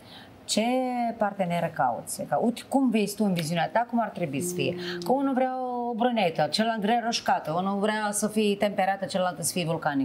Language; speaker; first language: Romanian; native; Romanian